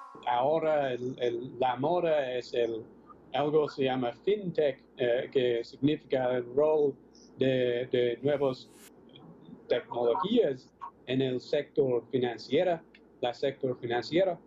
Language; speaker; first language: Spanish; non-native, fluent; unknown